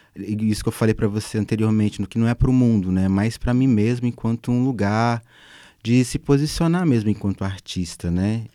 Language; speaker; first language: Portuguese; native; Portuguese